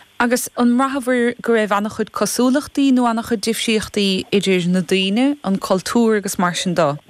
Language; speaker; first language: Irish; native; Irish